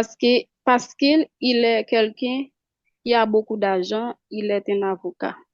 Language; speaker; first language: French; non-native, local second language; Haitian Creole